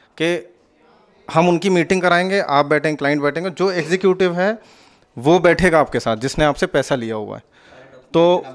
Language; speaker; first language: Hindi; native; Hindi